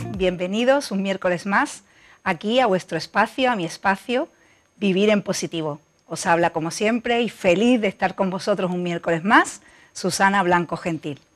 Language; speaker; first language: Spanish; native; Spanish